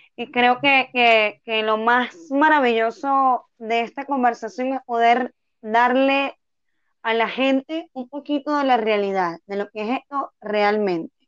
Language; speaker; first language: Spanish; native; Spanish